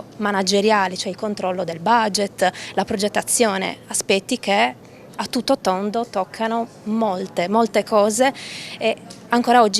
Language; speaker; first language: Italian; native; Italian